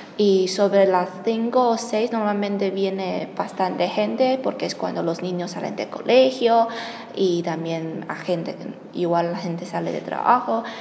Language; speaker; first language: Spanish; non-native, fluent; Chinese